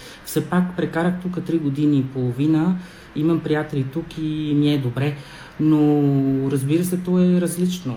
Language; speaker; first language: Bulgarian; non-native, fluent; Spanish